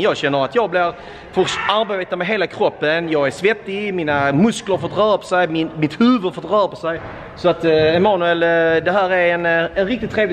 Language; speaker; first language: Swedish; native; Swedish